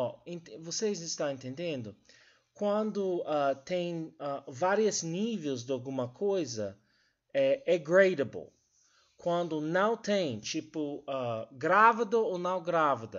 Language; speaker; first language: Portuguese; non-native, learner; English